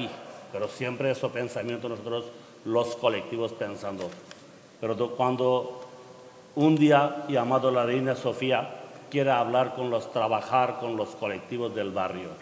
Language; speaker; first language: Spanish; non-native, learner; Bangla